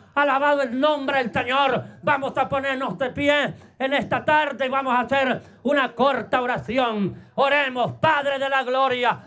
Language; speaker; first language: Spanish; native; Spanish